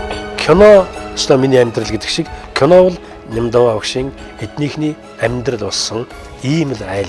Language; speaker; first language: Mongolian; native; Mongolian